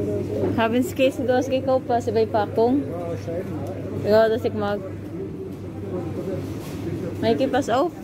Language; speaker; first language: German; non-native, learner; Filipino